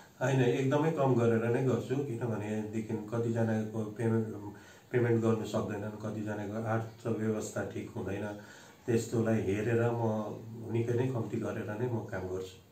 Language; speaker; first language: Nepali; native; Nepali